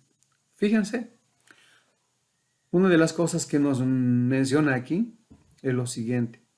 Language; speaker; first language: Spanish; native; Spanish